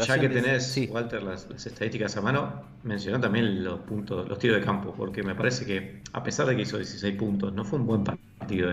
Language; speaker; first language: Spanish; native; Spanish